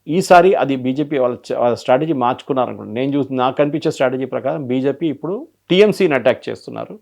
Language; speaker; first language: Telugu; non-native, local second language; Malayalam